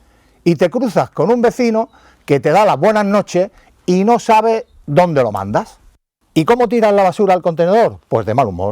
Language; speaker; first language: Spanish; native; Spanish